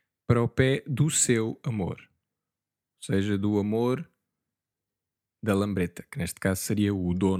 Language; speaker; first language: Portuguese; native; Portuguese